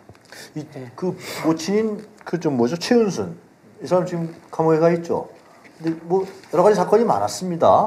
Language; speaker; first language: Korean; native; Korean